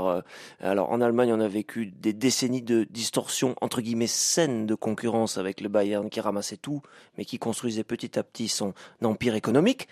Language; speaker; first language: French; native; French